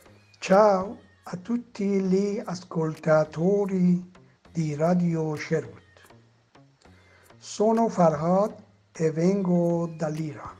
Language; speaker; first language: Italian; non-native, learner; Persian